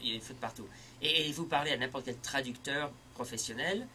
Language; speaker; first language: French; early bilingual, heritage; French